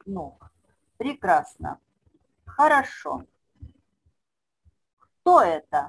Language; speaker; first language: Russian; non-native, fluent; Spanish